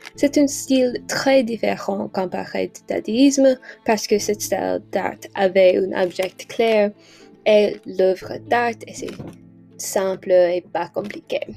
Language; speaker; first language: French; non-native, learner; English